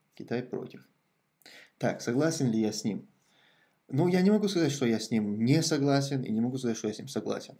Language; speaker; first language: Russian; non-native, local second language; Chechen